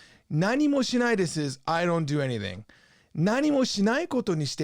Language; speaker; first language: Japanese; non-native, fluent; English